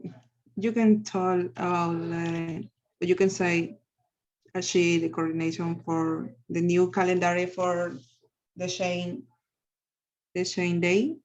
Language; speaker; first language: English; non-native, learner; Spanish